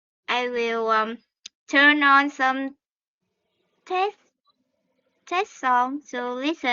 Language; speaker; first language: English; non-native, learner; Vietnamese